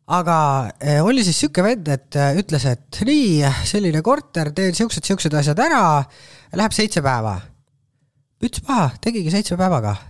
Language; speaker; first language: Estonian; native; Estonian